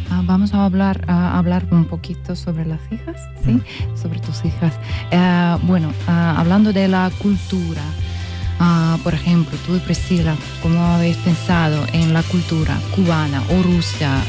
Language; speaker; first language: Spanish; non-native, learner; Russian